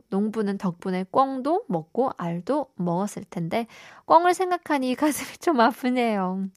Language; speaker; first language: Korean; native; Korean